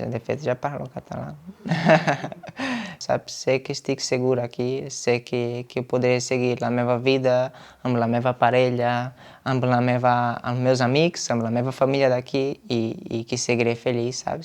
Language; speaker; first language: Catalan; non-native, fluent; Portuguese